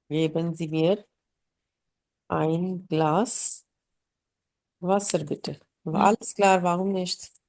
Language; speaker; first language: German; non-native, fluent; Hindi